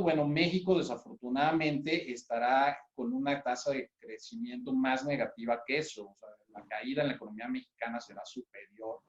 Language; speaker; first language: Spanish; native; Spanish